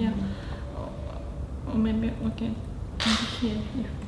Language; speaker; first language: English; non-native, learner; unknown